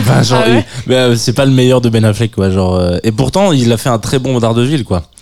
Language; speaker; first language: French; native; French